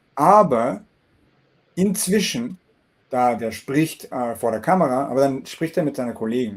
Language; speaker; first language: German; non-native, fluent; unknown